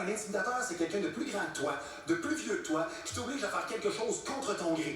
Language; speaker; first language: French; native; French